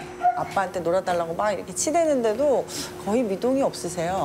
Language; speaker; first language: Korean; native; Korean